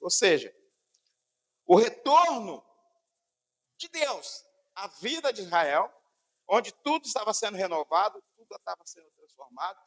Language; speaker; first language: Portuguese; native; Portuguese